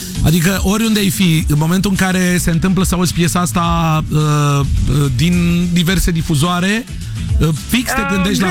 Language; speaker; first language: Romanian; native; Romanian